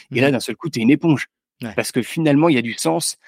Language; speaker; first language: French; native; French